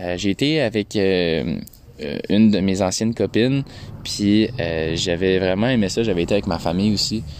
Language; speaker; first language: French; native; French